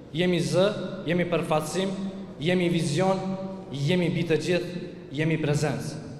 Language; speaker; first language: Albanian; non-native, local second language; Romany